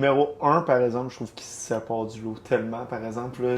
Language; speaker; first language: French; native; French